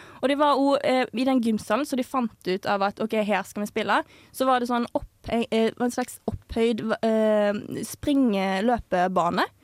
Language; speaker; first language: Norwegian; native; Norwegian